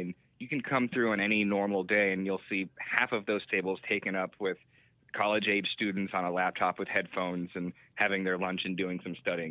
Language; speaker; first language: English; native; English